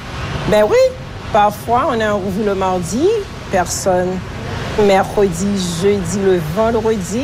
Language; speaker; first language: French; non-native, local second language; Haitian Creole